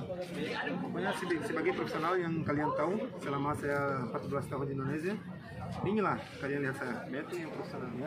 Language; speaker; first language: Indonesian; non-native, fluent; Portuguese